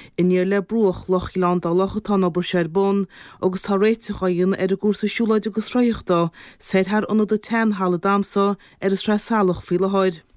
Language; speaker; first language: Irish; native; Irish